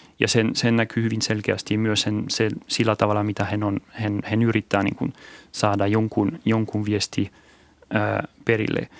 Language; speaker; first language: Finnish; non-native, fluent; French